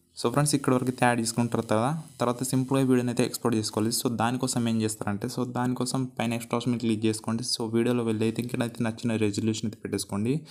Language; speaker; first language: Telugu; non-native, local second language; Gondi